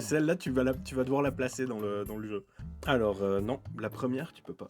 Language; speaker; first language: French; native; French